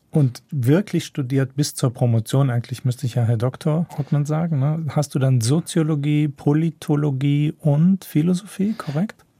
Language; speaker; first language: German; native; German